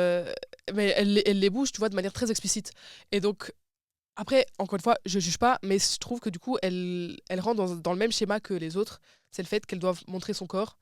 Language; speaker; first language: French; native; French